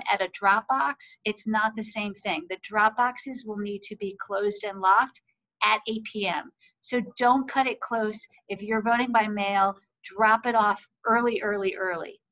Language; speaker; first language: English; native; English